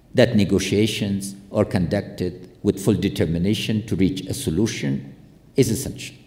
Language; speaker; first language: English; non-native, fluent; Pashto